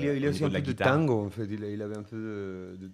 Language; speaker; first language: French; non-native, fluent; Spanish